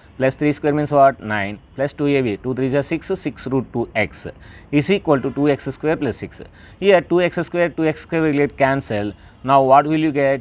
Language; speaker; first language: English; non-native, local second language; Telugu